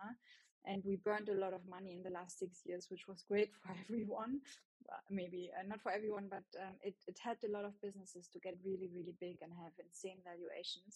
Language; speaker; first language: English; non-native, fluent; German